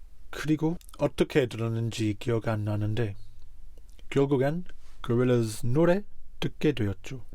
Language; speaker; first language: Korean; non-native, fluent; English